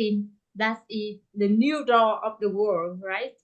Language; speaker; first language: English; non-native, learner; Vietnamese